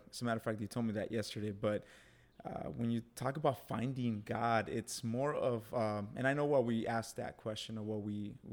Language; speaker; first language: English; early bilingual, other home language; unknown